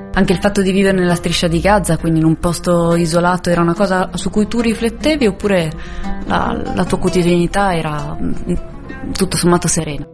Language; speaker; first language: Italian; native; Italian